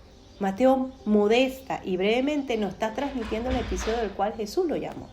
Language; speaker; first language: Spanish; native; Spanish